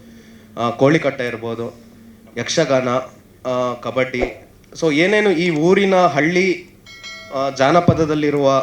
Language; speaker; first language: Kannada; native; Kannada